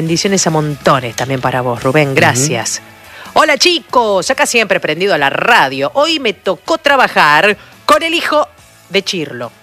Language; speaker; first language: Spanish; native; Spanish